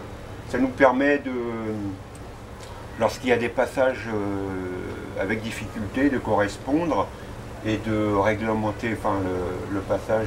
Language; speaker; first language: French; native; French